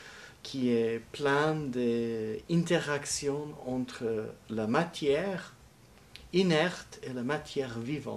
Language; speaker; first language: French; non-native, learner; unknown